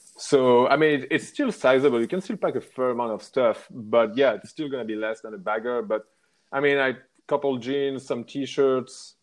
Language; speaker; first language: English; non-native, fluent; French